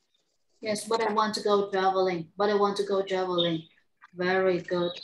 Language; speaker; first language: English; non-native, fluent; Vietnamese